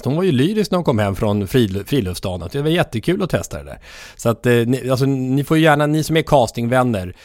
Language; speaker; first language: Swedish; native; Swedish